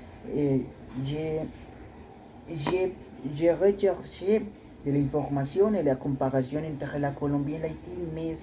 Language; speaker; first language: French; non-native, learner; Spanish